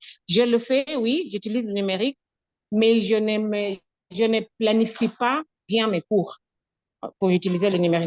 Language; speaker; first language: French; non-native, fluent; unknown